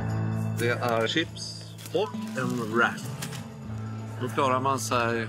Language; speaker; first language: Swedish; native; Swedish